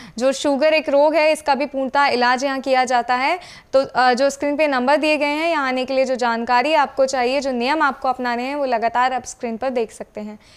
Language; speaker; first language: Hindi; native; Hindi